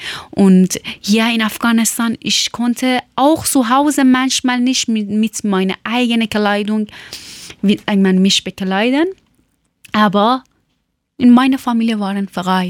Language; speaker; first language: German; non-native, learner; Persian